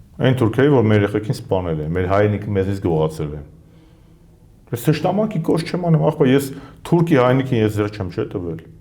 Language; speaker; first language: Armenian; native; Armenian